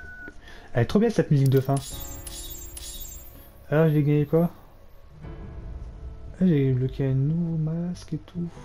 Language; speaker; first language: French; native; French